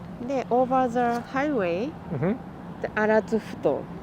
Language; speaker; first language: English; non-native, learner; Japanese